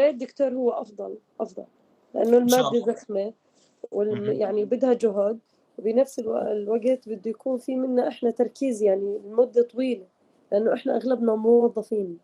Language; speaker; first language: Arabic; native; Arabic